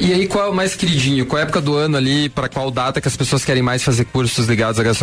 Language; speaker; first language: Portuguese; native; Portuguese